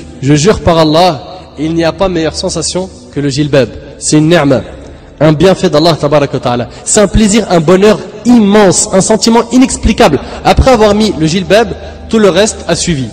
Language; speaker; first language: French; native; French